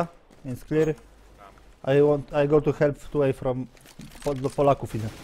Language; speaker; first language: English; non-native, learner; Polish